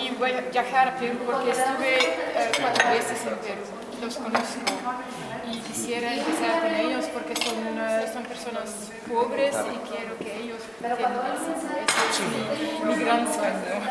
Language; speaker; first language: Spanish; non-native, fluent; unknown